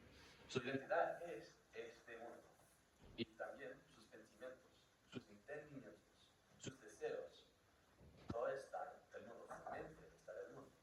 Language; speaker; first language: Spanish; non-native, fluent; English